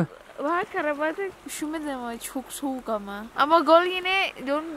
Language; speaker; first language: Turkish; non-native, learner; Indonesian